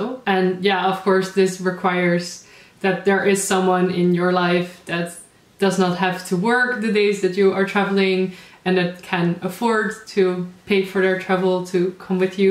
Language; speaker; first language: English; non-native, fluent; Dutch